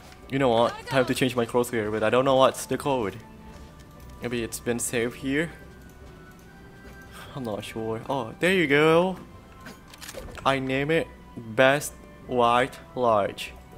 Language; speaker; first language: English; non-native, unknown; Indonesian